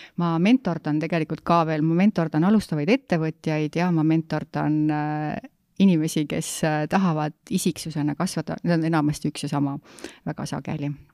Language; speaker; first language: Estonian; native; Estonian